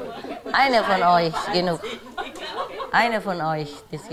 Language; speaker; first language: German; non-native, learner; Vietnamese